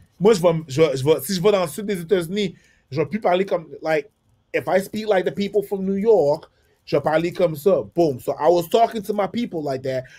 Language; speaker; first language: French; early bilingual, other home language; Haitian Creole